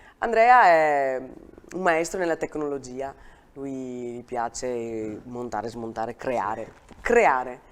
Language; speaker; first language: Italian; native; Italian